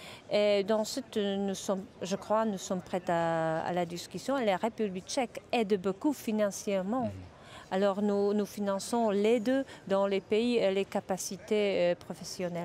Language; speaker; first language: French; non-native, fluent; Czech